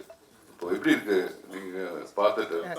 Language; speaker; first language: Tamil; non-native, learner; Malayalam